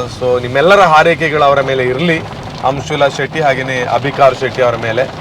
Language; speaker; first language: Kannada; native; Kannada